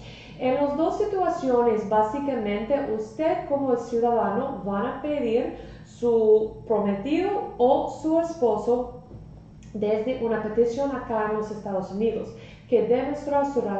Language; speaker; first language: Spanish; non-native, fluent; English